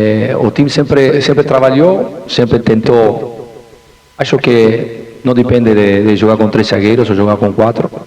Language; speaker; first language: Portuguese; non-native, fluent; Spanish